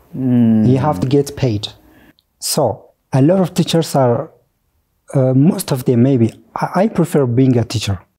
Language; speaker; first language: English; non-native, fluent; Oromo